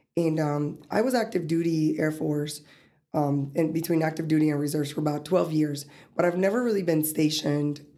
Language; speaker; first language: English; early bilingual, other home language; Spanish